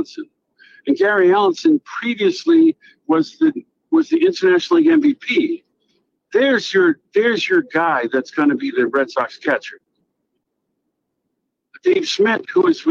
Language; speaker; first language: English; native; English